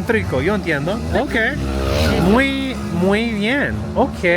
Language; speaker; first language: Spanish; non-native, learner; English